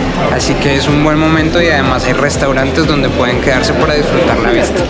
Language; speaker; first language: Spanish; native; Spanish